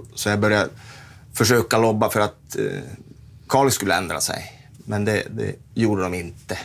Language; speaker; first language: Swedish; native; Swedish